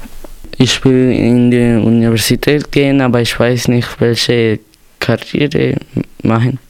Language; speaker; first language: German; early bilingual, other home language; Spanish